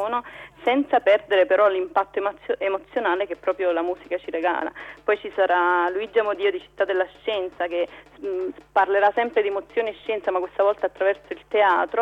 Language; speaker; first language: Italian; native; Italian